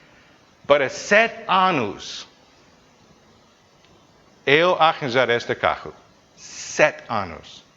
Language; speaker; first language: Portuguese; non-native, fluent; English